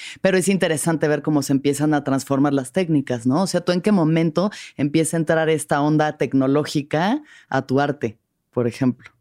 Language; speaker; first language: Spanish; native; Spanish